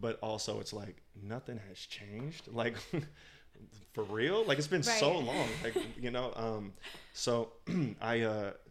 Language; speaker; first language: English; native; English